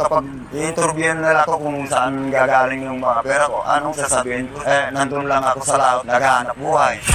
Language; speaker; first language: Filipino; non-native, local second language; Iloko